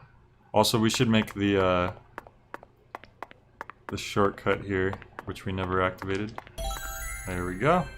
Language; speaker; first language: English; native; English